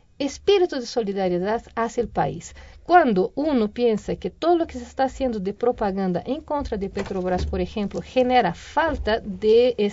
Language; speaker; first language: Spanish; non-native, fluent; Portuguese